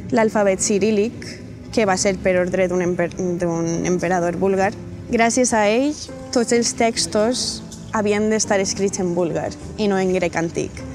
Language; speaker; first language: Catalan; non-native, fluent; Bulgarian